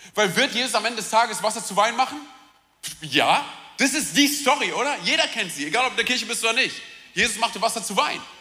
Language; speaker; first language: German; early bilingual, other home language; Romanian